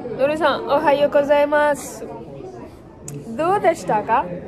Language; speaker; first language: Japanese; non-native, learner; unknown